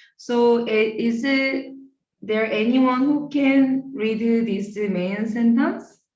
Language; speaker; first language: English; non-native, fluent; Korean